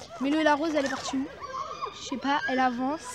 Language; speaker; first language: French; native; French